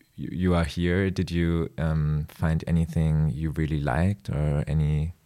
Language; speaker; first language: English; non-native, fluent; German